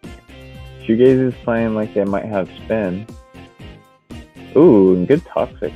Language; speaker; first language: English; native; English